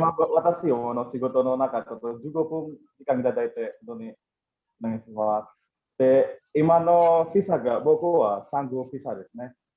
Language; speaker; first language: Japanese; non-native, learner; Indonesian